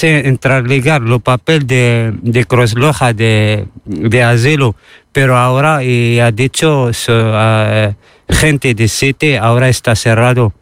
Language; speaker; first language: Spanish; non-native, learner; Arabic